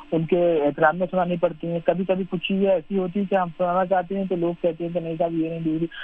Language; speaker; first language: Urdu; native; Urdu